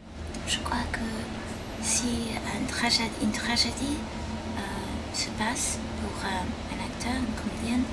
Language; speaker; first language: French; non-native, fluent; English